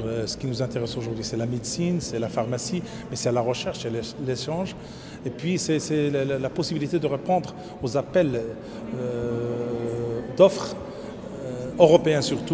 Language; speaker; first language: French; non-native, local second language; Arabic